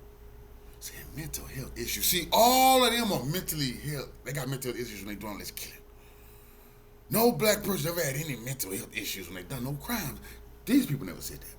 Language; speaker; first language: English; native; English